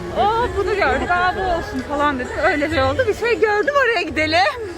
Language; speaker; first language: Turkish; native; Turkish